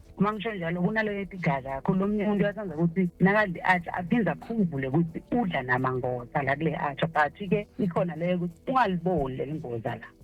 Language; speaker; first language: Zulu; native; Zulu